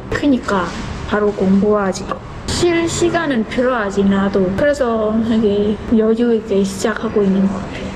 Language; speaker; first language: Korean; non-native, fluent; Khmer